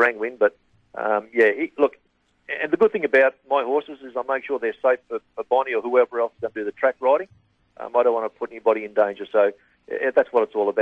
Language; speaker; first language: English; native; English